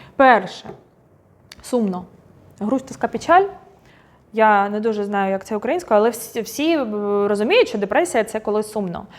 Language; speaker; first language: Ukrainian; non-native, local second language; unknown